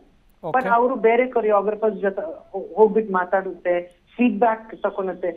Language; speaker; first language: Kannada; non-native, learner; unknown